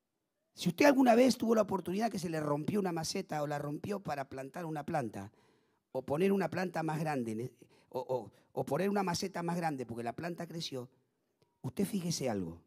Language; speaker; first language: Spanish; native; Spanish